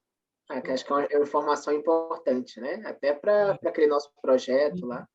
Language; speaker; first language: Portuguese; native; Portuguese